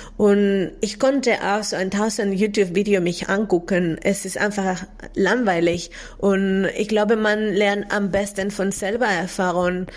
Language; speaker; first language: German; non-native, fluent; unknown